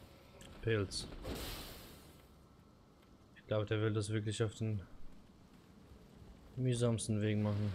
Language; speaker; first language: German; native; German